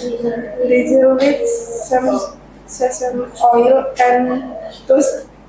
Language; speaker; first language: English; non-native, learner; Indonesian